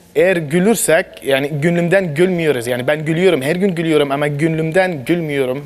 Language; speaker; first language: Turkish; non-native, learner; Arabic